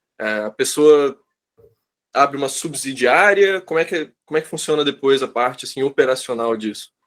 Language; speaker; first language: Portuguese; native; Portuguese